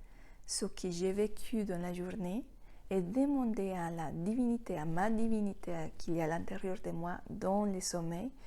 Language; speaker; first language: French; non-native, fluent; Spanish